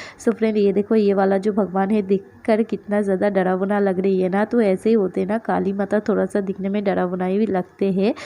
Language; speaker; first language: Hindi; non-native, local second language; Bangla